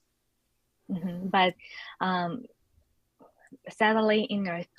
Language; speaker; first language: English; non-native, fluent; Korean